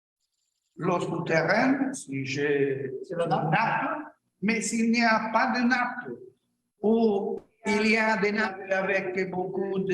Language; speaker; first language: French; non-native, learner; Italian